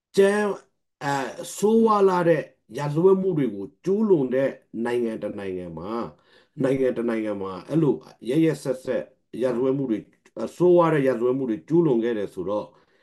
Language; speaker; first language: Burmese; non-native, local second language; Rohingya